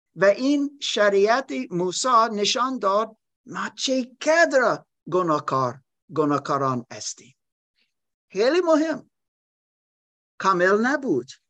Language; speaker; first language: Persian; non-native, learner; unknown